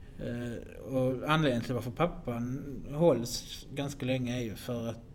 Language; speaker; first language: Swedish; native; Swedish